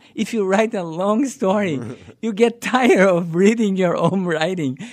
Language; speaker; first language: English; non-native, learner; Portuguese